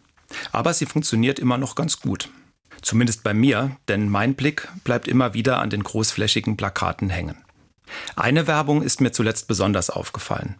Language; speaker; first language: German; native; German